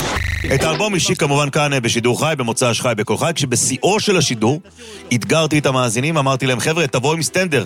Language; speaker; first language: Hebrew; native; Hebrew